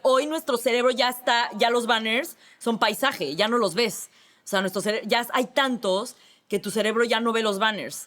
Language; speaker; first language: Spanish; native; Spanish